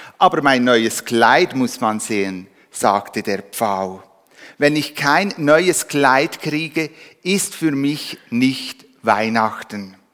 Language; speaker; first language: German; native; German